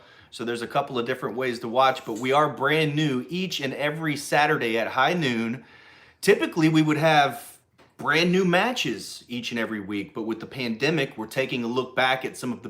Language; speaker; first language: English; native; English